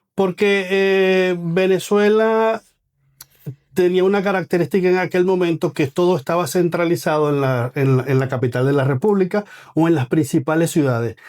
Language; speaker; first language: Spanish; native; Spanish